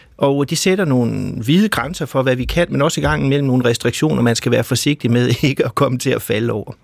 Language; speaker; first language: Danish; native; Danish